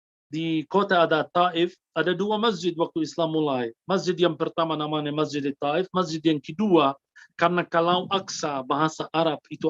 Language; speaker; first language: Indonesian; non-native, fluent; Arabic